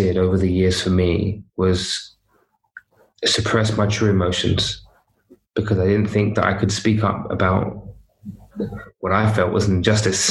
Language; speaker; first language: English; native; English